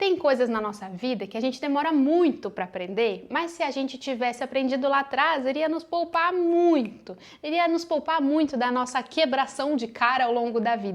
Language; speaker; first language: Portuguese; native; Portuguese